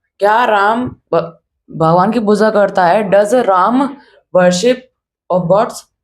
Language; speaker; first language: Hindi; native; Hindi